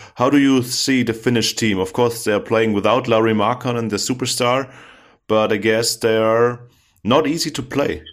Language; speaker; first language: English; non-native, fluent; German